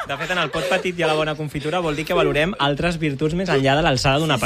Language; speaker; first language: Catalan; native; Catalan